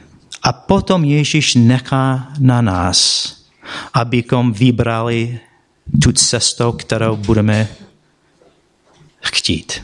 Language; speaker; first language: Czech; non-native, fluent; English